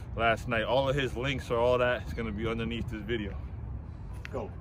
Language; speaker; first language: English; native; English